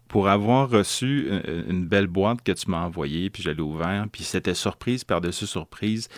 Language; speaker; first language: French; native; French